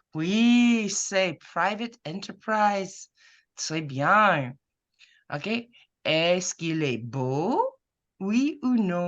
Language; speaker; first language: French; non-native, fluent; English